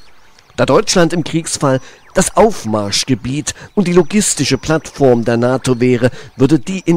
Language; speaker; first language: German; native; German